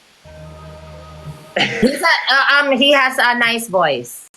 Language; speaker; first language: English; non-native, fluent; Filipino